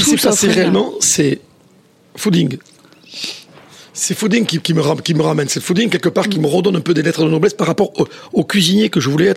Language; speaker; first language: French; native; French